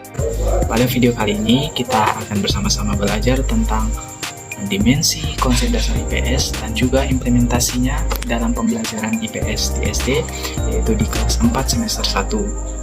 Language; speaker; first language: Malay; non-native, local second language; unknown